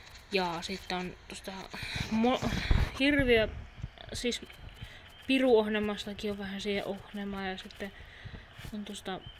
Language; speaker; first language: Finnish; native; Finnish